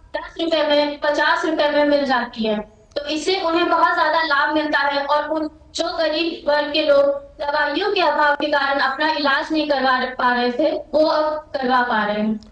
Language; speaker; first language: Hindi; native; Hindi